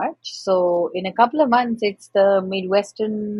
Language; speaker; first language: English; native; English